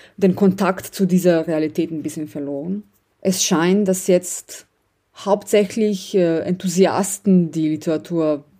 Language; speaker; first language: German; non-native, fluent; Slovenian